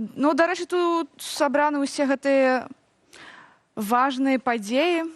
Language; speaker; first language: Belarusian; native; Belarusian